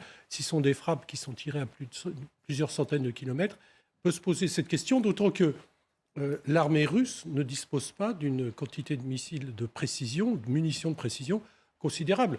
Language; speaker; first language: French; native; French